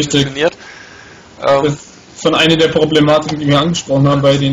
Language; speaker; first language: German; native; German